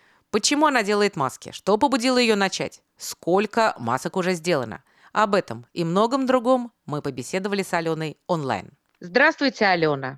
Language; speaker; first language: Russian; native; Russian